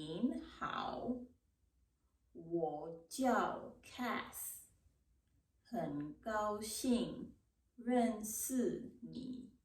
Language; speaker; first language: Chinese; non-native, fluent; English